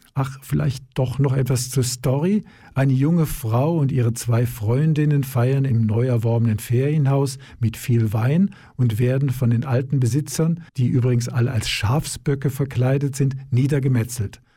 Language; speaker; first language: German; native; German